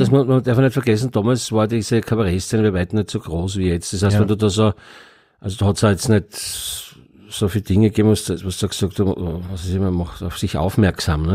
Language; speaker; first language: German; native; German